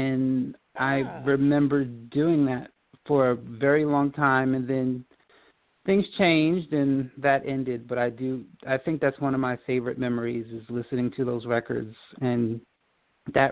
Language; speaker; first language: English; native; English